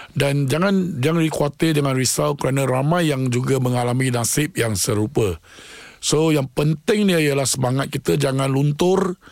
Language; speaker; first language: Malay; non-native, local second language; Tamil